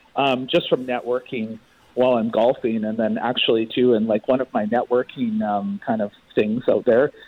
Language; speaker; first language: English; native; English